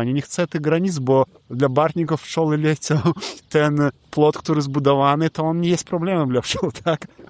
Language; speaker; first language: Polish; non-native, fluent; Belarusian